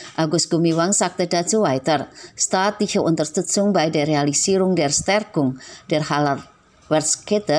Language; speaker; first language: German; non-native, fluent; Indonesian